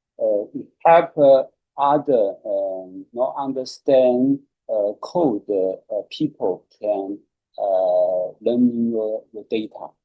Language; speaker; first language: English; non-native, learner; Chinese